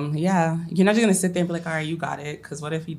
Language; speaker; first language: English; native; English